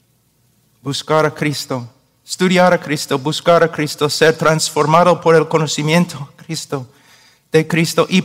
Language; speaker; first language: Spanish; non-native, fluent; English